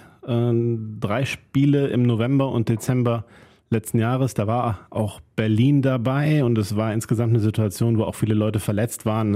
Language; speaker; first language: German; native; German